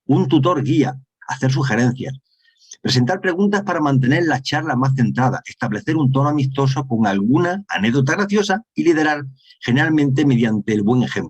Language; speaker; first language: Spanish; native; Spanish